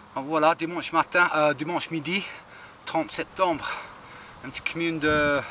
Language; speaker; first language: French; non-native, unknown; English